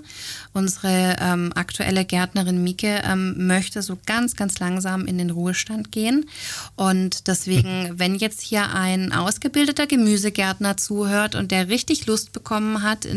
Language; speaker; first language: German; native; German